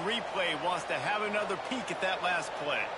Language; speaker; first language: English; native; English